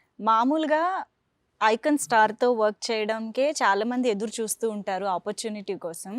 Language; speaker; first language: Telugu; native; Telugu